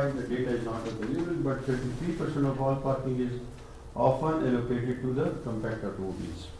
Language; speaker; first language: English; non-native, local second language; Urdu